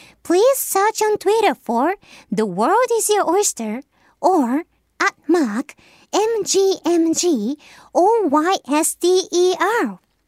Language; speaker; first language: English; non-native, fluent; Japanese